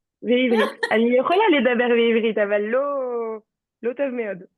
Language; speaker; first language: Hebrew; non-native, learner; French